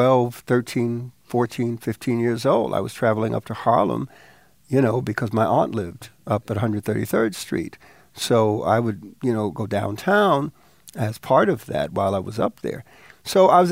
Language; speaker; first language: English; early bilingual, other home language; Spanish